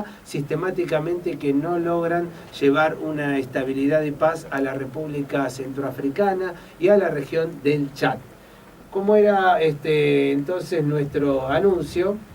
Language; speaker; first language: Spanish; native; Spanish